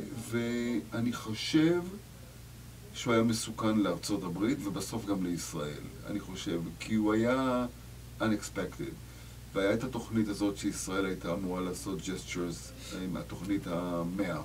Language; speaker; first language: Hebrew; native; Hebrew